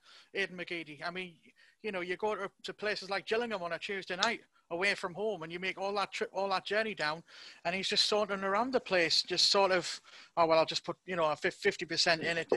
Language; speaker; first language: English; native; English